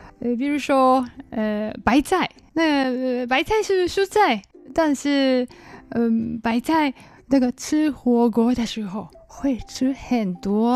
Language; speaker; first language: Chinese; non-native, learner; Japanese